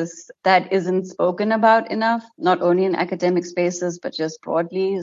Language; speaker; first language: English; native; English